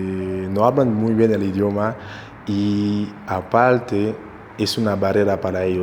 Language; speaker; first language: Spanish; non-native, local second language; Haitian Creole